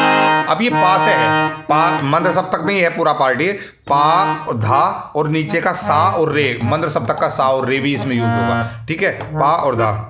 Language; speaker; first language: Hindi; native; Hindi